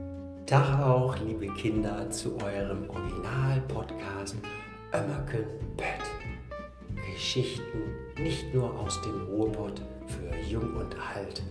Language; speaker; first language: German; native; German